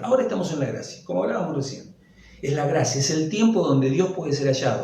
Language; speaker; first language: Spanish; native; Spanish